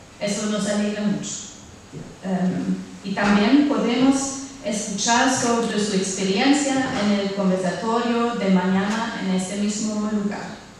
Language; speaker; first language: Spanish; non-native, fluent; German